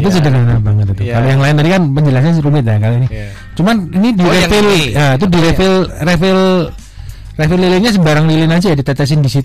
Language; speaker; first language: Indonesian; native; Indonesian